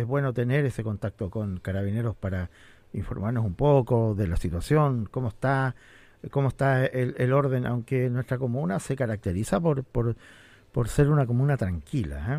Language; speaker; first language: Spanish; native; Spanish